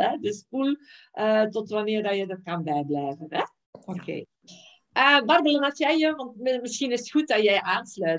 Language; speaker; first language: Dutch; native; Dutch